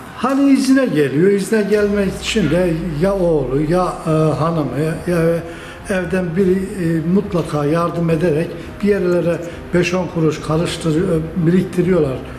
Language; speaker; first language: Turkish; native; Turkish